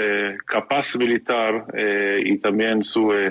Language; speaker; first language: Spanish; non-native, fluent; Hebrew